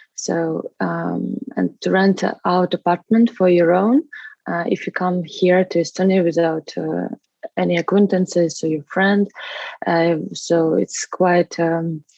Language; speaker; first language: English; non-native, learner; Russian